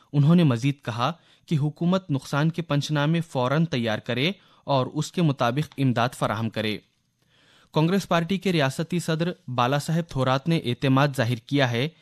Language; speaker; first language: Urdu; native; Urdu